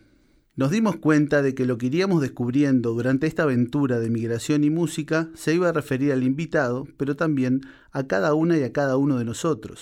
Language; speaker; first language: Spanish; native; Spanish